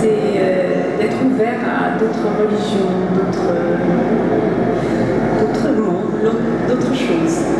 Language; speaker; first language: French; early bilingual, heritage; French